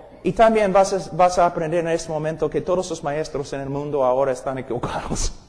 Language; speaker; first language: Spanish; non-native, fluent; English